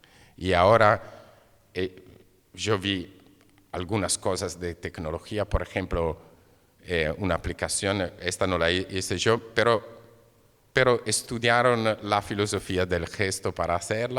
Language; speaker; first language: Spanish; non-native, fluent; Italian